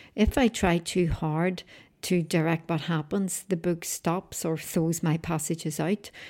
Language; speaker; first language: English; native; English